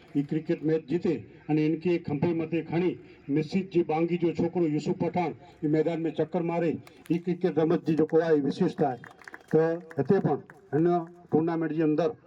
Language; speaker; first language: Gujarati; non-native, local second language; Kachhi